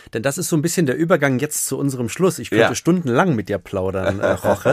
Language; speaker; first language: German; native; German